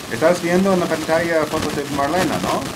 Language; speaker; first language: Spanish; non-native, fluent; English